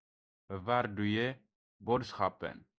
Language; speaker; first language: Dutch; non-native, learner; Tigrinya